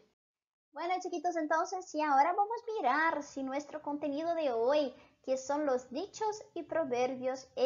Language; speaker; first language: Spanish; non-native, fluent; Portuguese